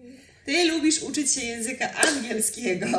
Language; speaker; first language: Polish; native; Polish